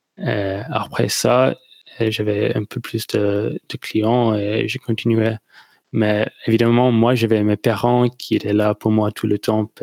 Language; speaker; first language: French; non-native, learner; English